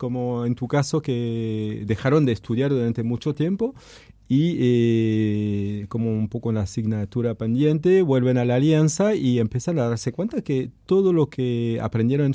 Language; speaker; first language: Spanish; non-native, fluent; French